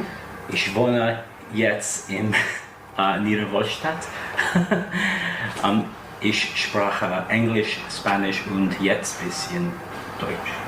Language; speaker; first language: German; non-native, learner; English